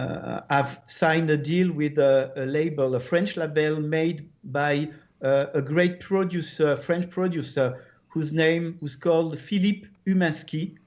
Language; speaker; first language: English; non-native, learner; French